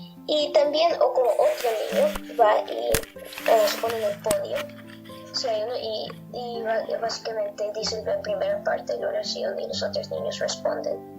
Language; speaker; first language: Spanish; non-native, fluent; English